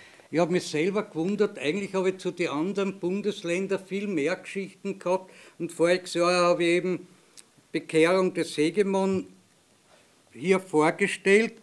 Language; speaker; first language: German; native; German